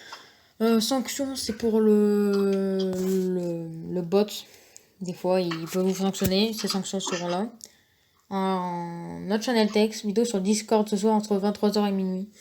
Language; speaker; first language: French; native; French